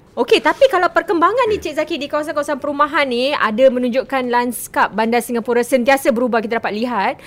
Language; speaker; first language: Malay; native; Malay